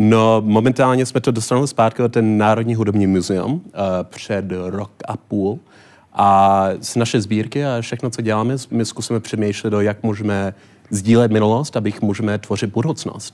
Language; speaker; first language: Czech; non-native, learner; English